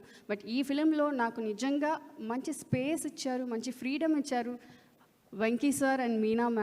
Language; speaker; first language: Telugu; non-native, learner; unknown